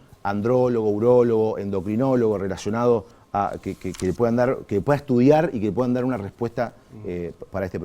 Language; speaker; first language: Spanish; native; Spanish